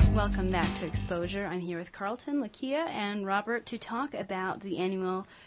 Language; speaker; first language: English; native; English